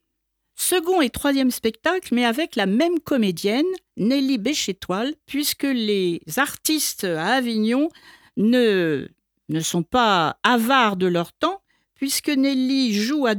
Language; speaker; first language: French; native; French